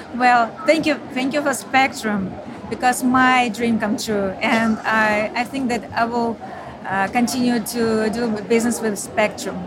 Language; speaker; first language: English; non-native, learner; Ukrainian